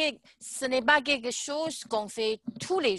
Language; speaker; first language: French; non-native, learner; Chinese